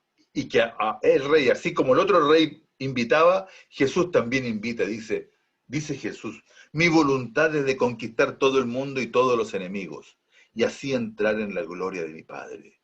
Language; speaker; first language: Spanish; native; Spanish